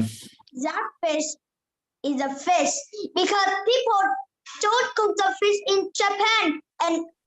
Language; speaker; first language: English; non-native, learner; Vietnamese